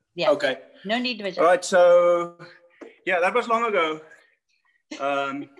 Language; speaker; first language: English; native; English